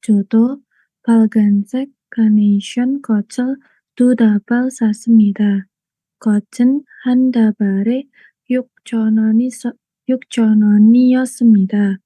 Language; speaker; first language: Korean; non-native, learner; Indonesian